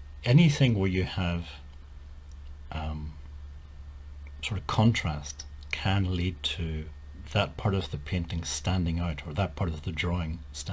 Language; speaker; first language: English; native; English